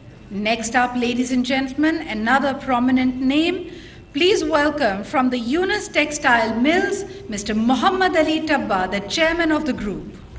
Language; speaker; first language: English; non-native, local second language; Urdu